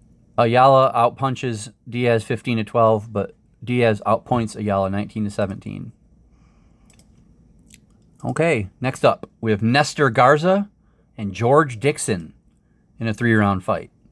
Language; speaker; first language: English; native; English